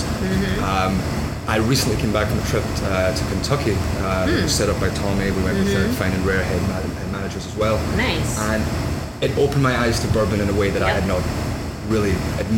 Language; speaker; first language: English; native; English